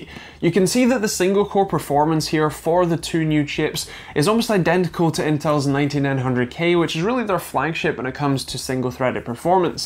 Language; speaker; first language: English; native; English